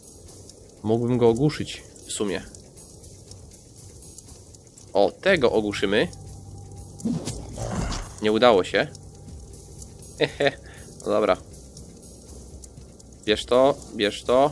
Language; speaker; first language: Polish; native; Polish